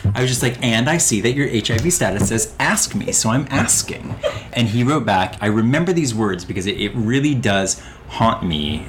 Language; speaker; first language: English; native; English